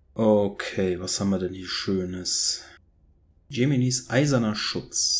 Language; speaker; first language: German; native; German